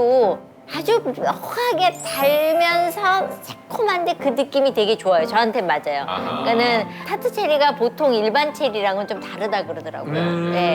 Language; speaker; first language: Korean; native; Korean